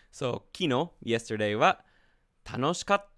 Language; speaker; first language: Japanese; non-native, fluent; English